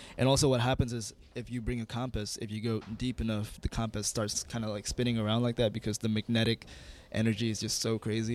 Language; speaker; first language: English; non-native, fluent; Indonesian